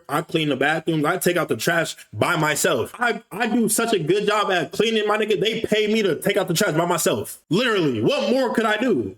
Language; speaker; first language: English; native; English